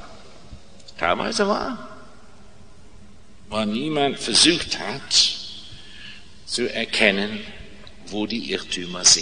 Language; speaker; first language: German; non-native, fluent; English